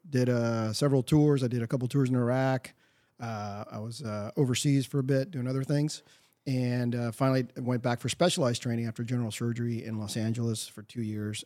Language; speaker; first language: English; early bilingual, other home language; Spanish